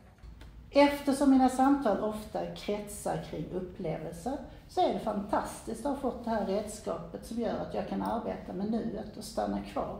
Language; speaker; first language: Swedish; native; Swedish